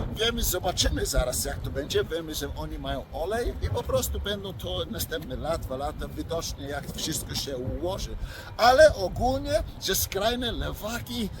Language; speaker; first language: Polish; early bilingual, heritage; English